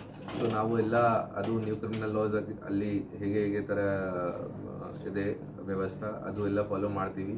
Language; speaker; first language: Kannada; non-native, local second language; Hindi